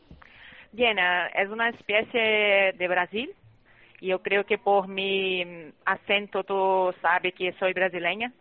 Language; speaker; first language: Spanish; non-native, fluent; Portuguese